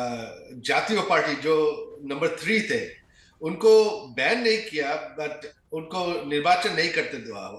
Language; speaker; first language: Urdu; non-native, fluent; Bangla